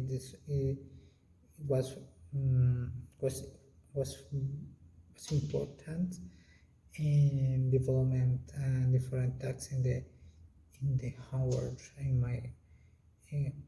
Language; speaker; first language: English; non-native, learner; Spanish